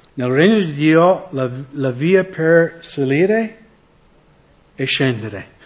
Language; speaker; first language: Italian; non-native, fluent; English